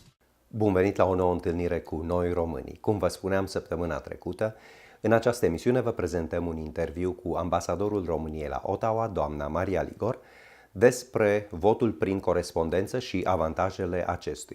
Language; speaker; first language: Romanian; native; Romanian